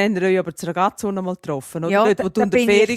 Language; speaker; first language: German; native; German